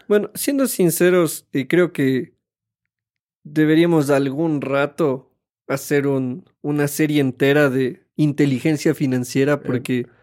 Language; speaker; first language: Spanish; native; Spanish